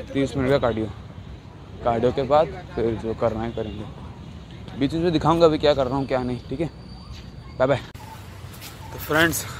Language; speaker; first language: Hindi; non-native, local second language; Odia